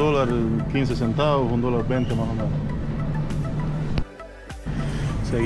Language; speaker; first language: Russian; non-native, learner; Spanish